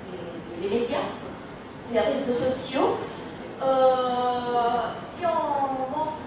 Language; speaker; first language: French; non-native, fluent; Indonesian